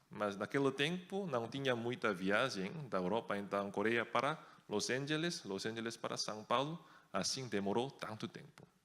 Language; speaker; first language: Portuguese; non-native, fluent; Korean